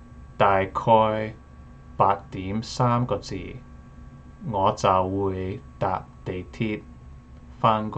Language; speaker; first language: Cantonese; non-native, learner; English